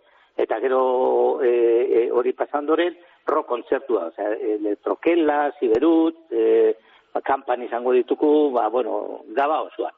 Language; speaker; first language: Basque; native; Basque